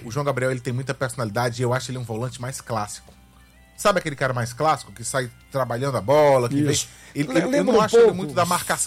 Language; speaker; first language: Portuguese; native; Portuguese